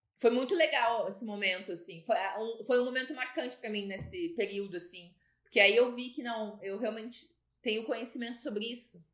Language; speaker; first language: Portuguese; native; Portuguese